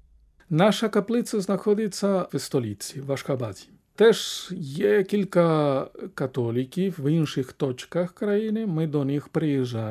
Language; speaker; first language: Ukrainian; non-native, fluent; Spanish